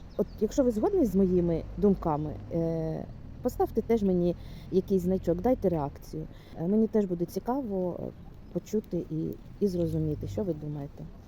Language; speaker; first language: Ukrainian; non-native, local second language; Russian